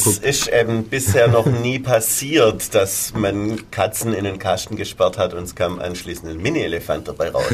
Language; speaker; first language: German; native; German